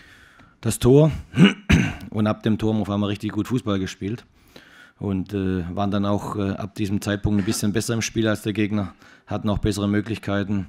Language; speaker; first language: German; native; German